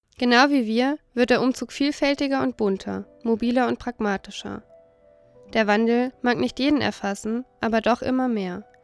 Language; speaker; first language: German; native; German